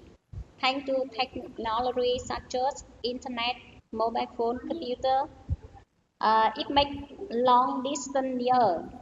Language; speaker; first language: English; non-native, learner; Vietnamese